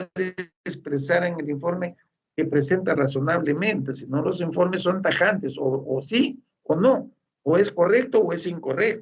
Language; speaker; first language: Spanish; native; Spanish